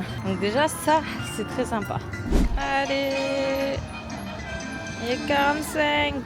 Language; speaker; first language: French; native; French